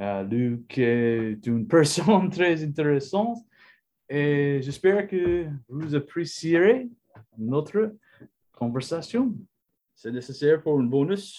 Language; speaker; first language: French; non-native, learner; English